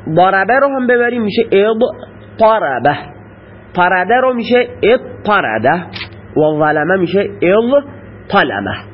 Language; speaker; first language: Persian; non-native, local second language; Baluchi